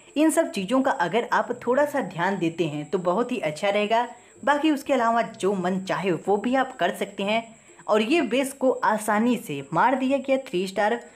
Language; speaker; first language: Hindi; native; Hindi